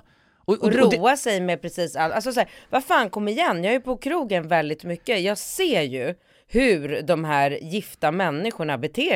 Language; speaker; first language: Swedish; native; Swedish